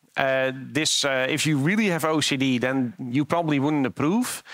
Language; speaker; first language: English; non-native, fluent; Dutch